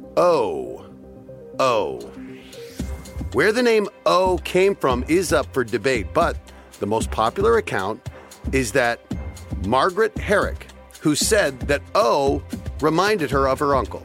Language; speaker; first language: English; native; English